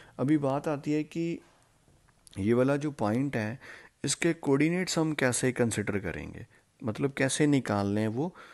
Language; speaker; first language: Hindi; non-native, local second language; Punjabi